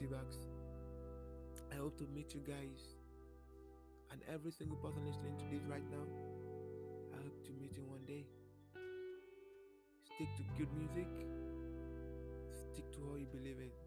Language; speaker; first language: English; non-native, local second language; Yoruba